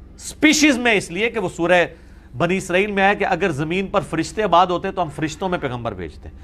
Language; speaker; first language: Urdu; non-native, local second language; Punjabi